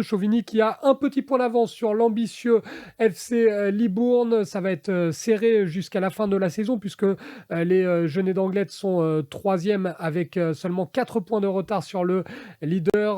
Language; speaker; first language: French; native; French